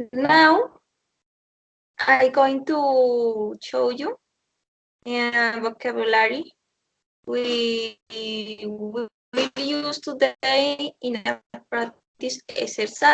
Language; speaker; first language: English; non-native, learner; Spanish